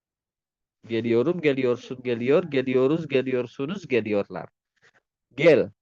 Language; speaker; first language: Turkish; non-native, fluent; Indonesian